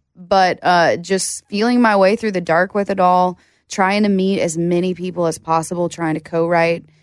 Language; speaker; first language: English; native; English